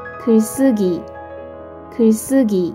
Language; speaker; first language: Korean; native; Korean